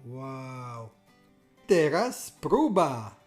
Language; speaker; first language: Polish; non-native, learner; Italian